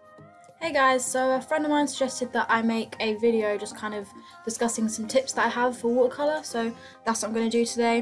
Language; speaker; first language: English; native; English